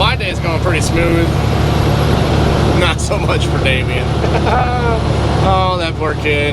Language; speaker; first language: English; native; English